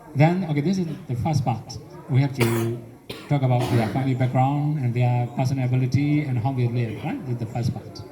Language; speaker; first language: English; non-native, fluent; Burmese